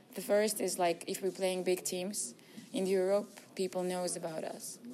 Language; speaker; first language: English; non-native, learner; Russian